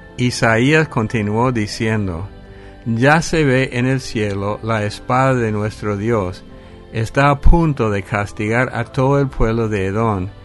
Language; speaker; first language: Spanish; non-native, fluent; English